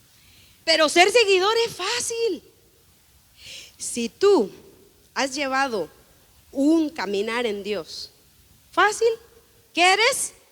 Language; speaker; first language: Spanish; native; Spanish